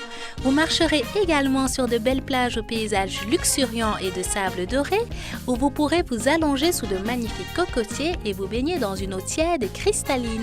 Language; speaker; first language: French; native; French